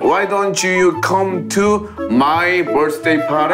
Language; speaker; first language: English; non-native, learner; Korean